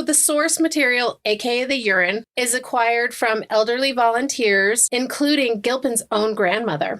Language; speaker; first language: English; native; English